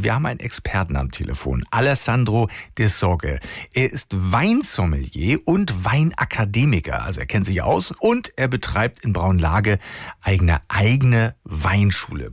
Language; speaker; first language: German; native; German